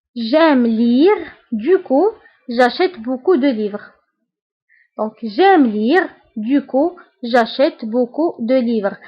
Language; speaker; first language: French; non-native, local second language; Arabic